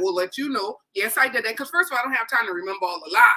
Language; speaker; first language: English; native; English